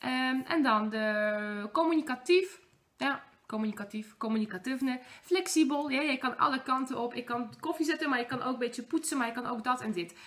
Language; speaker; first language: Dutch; non-native, fluent; Polish